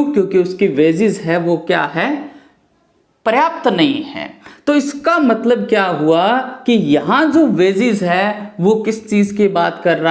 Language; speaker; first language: Hindi; native; Hindi